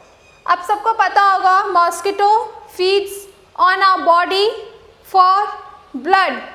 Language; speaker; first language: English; non-native, local second language; Hindi